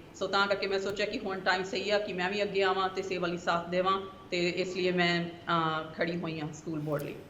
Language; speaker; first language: Punjabi; early bilingual, heritage; Punjabi